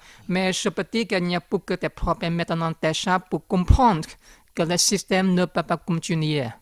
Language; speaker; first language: French; non-native, learner; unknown